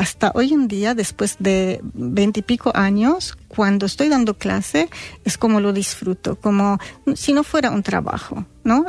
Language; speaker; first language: Spanish; non-native, fluent; Arabic